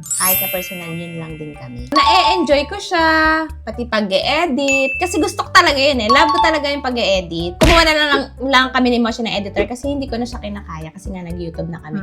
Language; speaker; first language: Filipino; native; Filipino